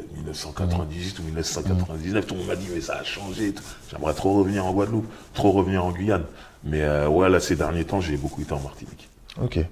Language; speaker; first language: French; native; French